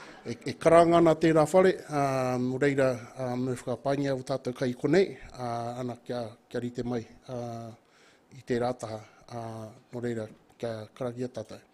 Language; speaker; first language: Māori; non-native, local second language; English